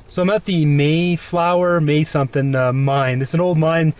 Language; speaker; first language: English; native; English